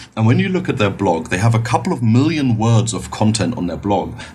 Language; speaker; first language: English; non-native, fluent; German